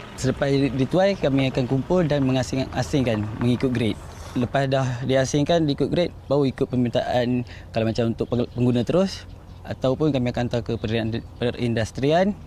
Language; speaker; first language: Malay; native; Malay